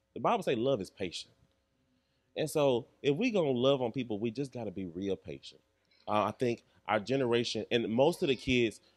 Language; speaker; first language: English; native; English